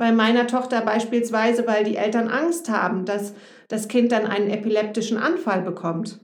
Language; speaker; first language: German; native; German